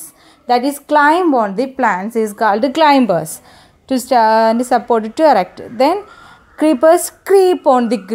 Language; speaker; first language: English; non-native, local second language; Malayalam